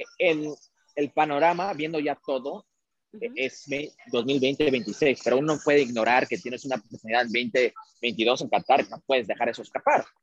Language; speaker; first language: Spanish; early bilingual, heritage; Spanish